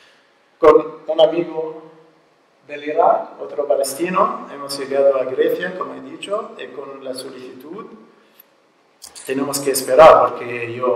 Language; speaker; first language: Spanish; non-native, learner; Arabic